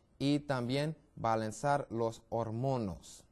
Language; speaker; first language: Spanish; non-native, learner; English